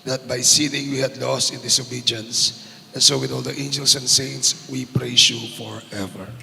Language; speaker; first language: English; non-native, local second language; Pampanga